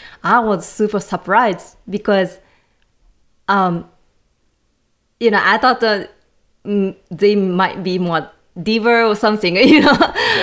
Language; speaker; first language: English; non-native, learner; Japanese